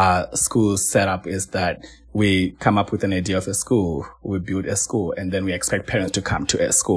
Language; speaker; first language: English; non-native, local second language; Shona